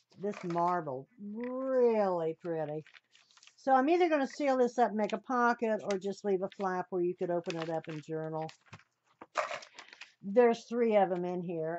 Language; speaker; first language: English; native; English